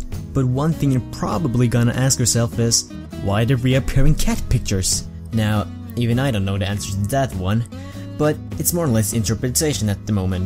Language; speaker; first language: English; native; English